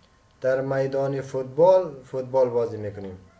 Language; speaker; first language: Persian; native; Persian